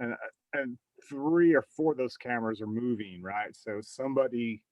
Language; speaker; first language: English; native; English